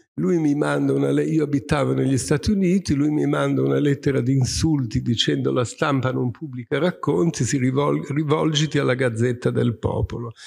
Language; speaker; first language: Italian; native; Italian